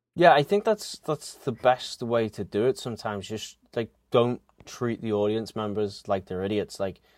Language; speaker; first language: English; native; English